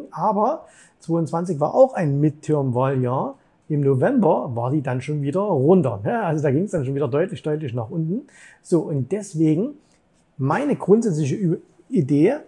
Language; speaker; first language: German; native; German